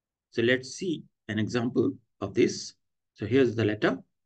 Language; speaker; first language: English; non-native, local second language; Hindi